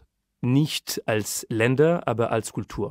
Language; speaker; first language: German; non-native, fluent; French